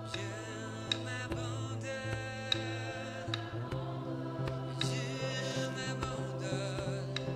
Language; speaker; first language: French; early bilingual, other home language; Arabic